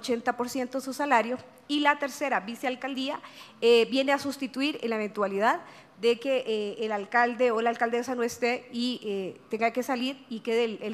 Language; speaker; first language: Spanish; native; Spanish